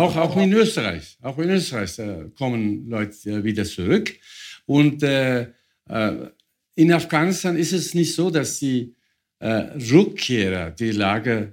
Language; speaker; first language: German; non-native, fluent; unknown